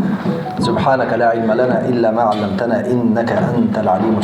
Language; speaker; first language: Arabic; native; Arabic